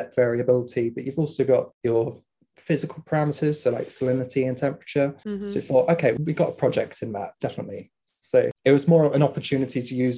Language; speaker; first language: English; native; English